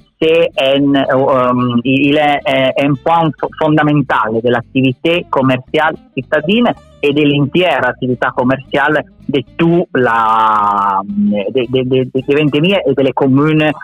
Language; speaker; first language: French; non-native, learner; Italian